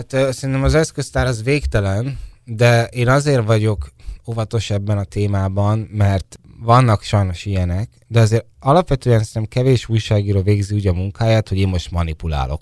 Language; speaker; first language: Hungarian; native; Hungarian